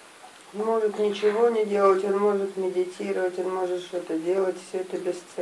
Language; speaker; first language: Russian; native; Russian